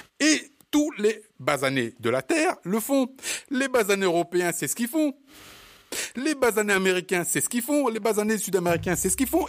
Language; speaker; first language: French; early bilingual, other home language; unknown